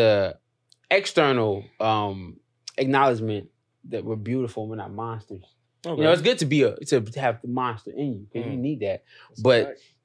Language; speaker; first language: English; native; English